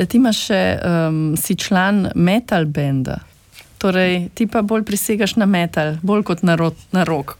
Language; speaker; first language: Slovenian; native; Slovenian